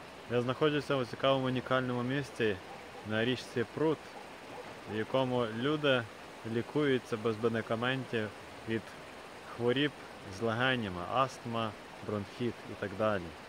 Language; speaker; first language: Ukrainian; native; Ukrainian